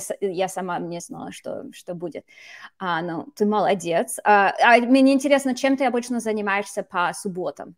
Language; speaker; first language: Russian; non-native, fluent; English